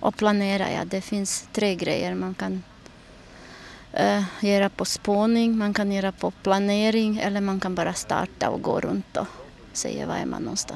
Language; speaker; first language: Swedish; non-native, learner; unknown